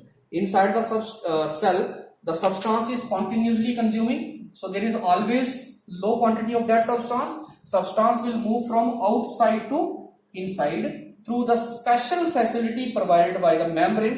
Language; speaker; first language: English; non-native, local second language; Hindi